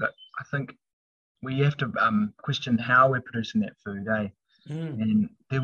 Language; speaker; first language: English; native; English